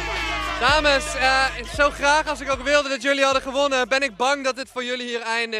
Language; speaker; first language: Dutch; native; Dutch